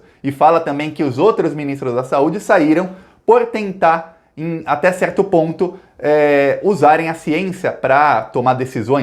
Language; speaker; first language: Portuguese; native; Portuguese